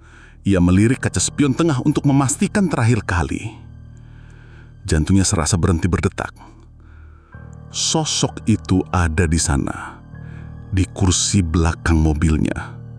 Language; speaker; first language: Indonesian; native; Indonesian